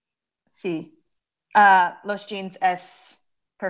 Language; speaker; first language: Spanish; non-native, learner; English